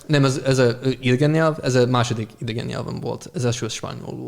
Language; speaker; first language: Hungarian; non-native, fluent; English